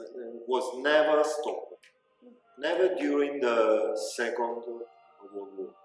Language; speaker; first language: English; non-native, local second language; Italian